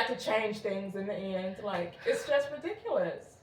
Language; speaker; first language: English; native; English